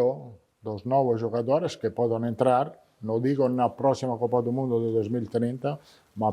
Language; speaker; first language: Portuguese; non-native, fluent; Italian